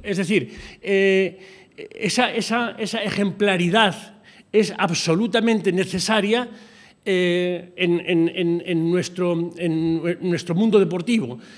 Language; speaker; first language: Spanish; native; Spanish